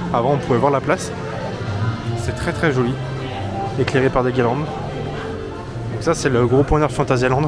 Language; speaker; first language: French; native; French